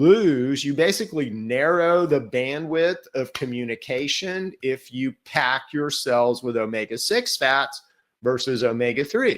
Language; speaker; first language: English; native; English